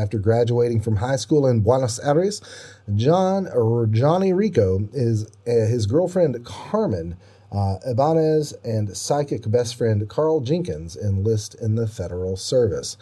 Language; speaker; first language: English; native; English